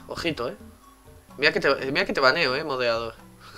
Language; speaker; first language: Spanish; native; Spanish